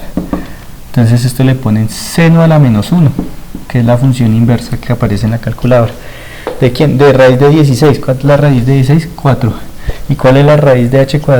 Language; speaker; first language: Spanish; native; Spanish